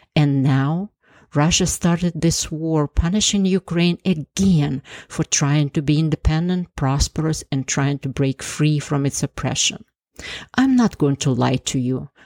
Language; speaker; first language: English; non-native, fluent; Ukrainian